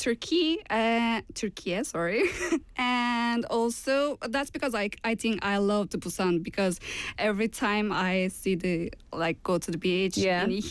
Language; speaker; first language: English; non-native, fluent; Turkish